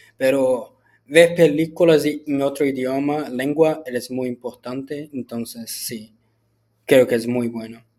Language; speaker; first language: Spanish; early bilingual, other home language; Portuguese